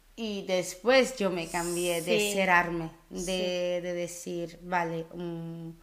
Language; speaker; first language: Spanish; early bilingual, other home language; Dutch